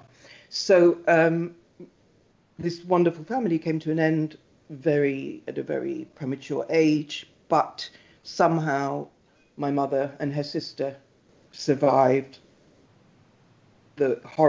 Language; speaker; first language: English; native; English